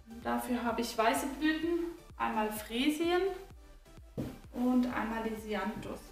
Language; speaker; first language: German; native; German